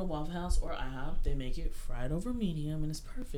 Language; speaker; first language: English; native; English